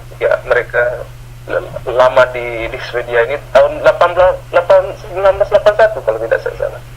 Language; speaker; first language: Indonesian; non-native, local second language; Achinese